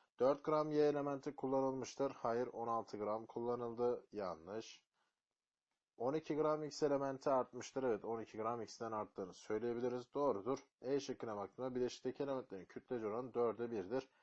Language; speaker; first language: Turkish; native; Turkish